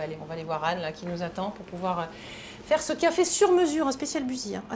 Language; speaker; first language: French; native; French